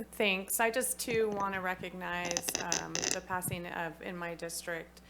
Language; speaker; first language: English; native; English